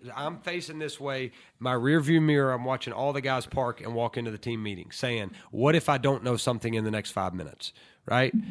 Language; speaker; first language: English; native; English